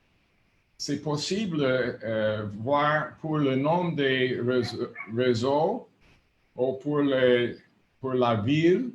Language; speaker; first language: French; non-native, fluent; English